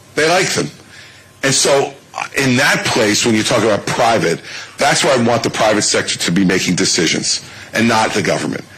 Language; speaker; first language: English; native; English